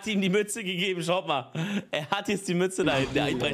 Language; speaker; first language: German; native; German